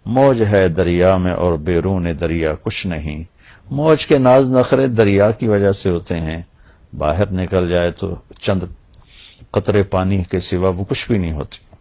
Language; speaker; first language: Urdu; non-native, local second language; Punjabi